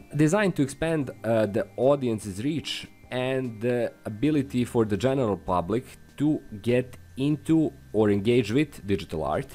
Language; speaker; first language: English; non-native, fluent; Serbian